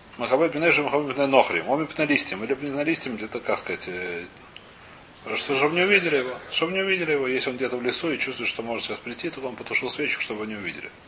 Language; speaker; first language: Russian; early bilingual, heritage; Russian